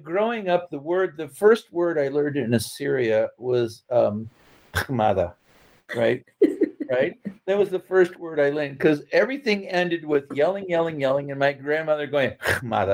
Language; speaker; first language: English; native; English